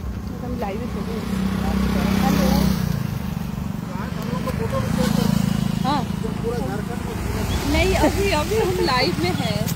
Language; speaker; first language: Hindi; non-native, local second language; Bangla